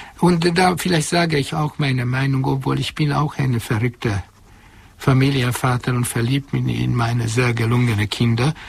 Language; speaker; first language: German; non-native, fluent; Hungarian